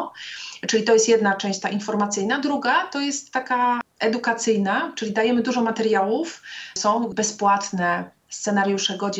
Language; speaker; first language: Polish; native; Polish